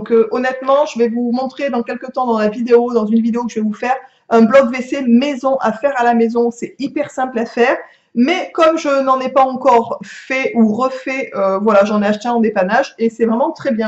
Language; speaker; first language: French; native; French